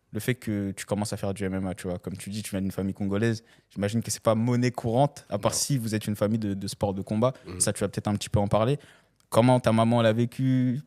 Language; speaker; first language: French; native; French